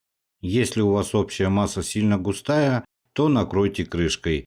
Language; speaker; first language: Russian; native; Russian